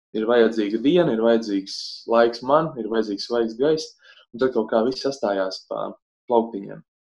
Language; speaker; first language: Latvian; native; Latvian